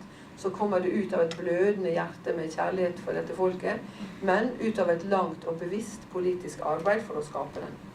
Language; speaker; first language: Norwegian; native; Norwegian